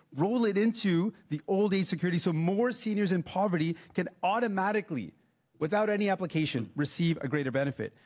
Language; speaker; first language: English; native; English